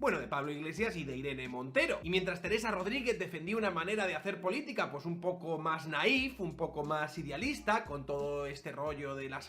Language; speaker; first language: Spanish; native; Spanish